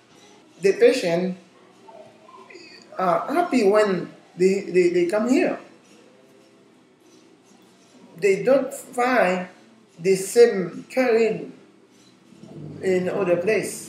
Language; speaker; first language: English; non-native, learner; Haitian Creole